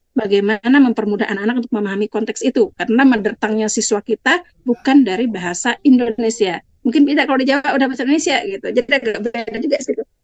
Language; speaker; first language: Indonesian; non-native, local second language; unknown